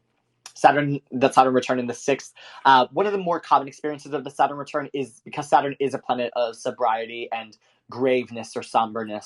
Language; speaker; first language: English; native; English